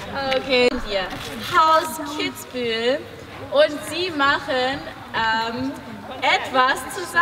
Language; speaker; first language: German; non-native, fluent; English